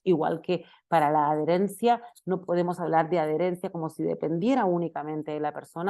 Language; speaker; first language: Spanish; native; Spanish